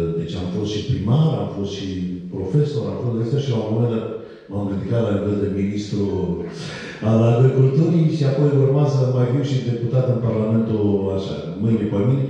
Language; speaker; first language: Romanian; native; Romanian